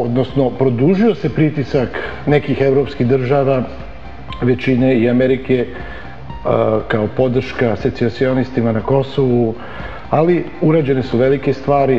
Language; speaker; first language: Serbian; native; Serbian